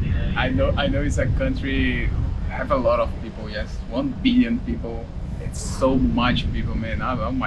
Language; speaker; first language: English; non-native, learner; Portuguese